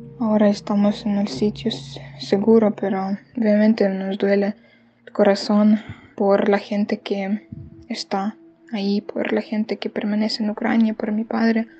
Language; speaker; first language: Spanish; non-native, fluent; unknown